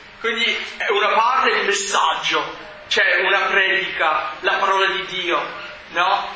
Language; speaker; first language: Italian; non-native, fluent; English